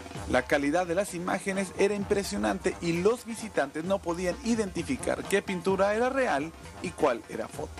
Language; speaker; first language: Spanish; native; Spanish